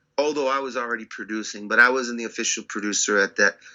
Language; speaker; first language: English; native; English